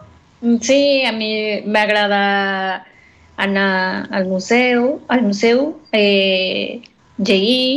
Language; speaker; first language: Catalan; non-native, fluent; Spanish